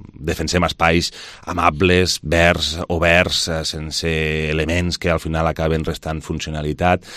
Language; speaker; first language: Catalan; native; Catalan